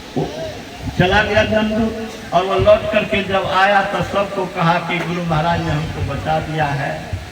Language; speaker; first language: Hindi; native; Hindi